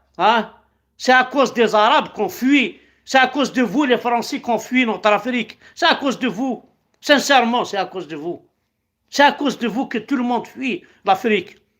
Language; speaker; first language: French; non-native, local second language; Kabyle